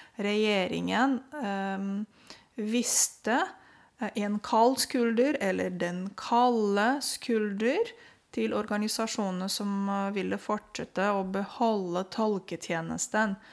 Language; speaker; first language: Norwegian; non-native, fluent; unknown